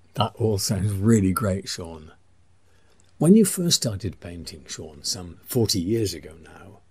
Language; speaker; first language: English; native; English